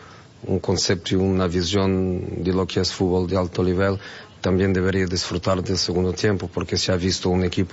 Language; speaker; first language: Spanish; non-native, fluent; Portuguese